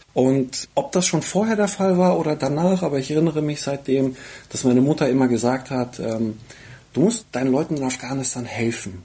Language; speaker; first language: German; early bilingual, other home language; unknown